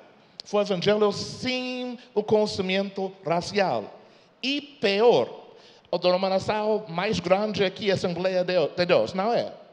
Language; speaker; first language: Portuguese; non-native, fluent; English